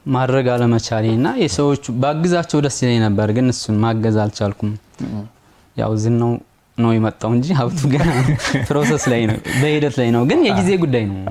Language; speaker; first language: Amharic; native; Amharic